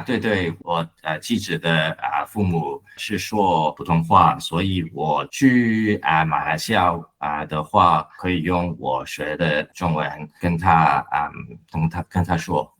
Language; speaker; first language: Chinese; non-native, learner; Cantonese